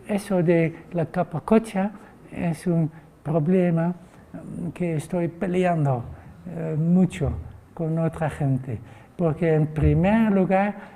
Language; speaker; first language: Spanish; non-native, fluent; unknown